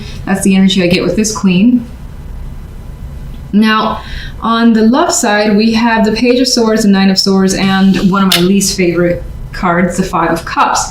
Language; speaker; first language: English; native; English